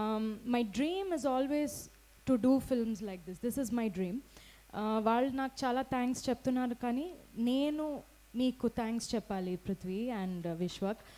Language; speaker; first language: Telugu; non-native, fluent; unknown